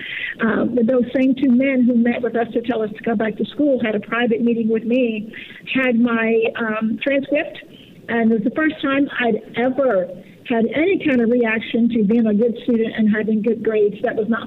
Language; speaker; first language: English; native; English